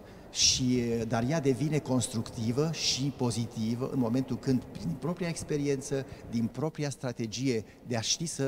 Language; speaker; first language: Romanian; native; Romanian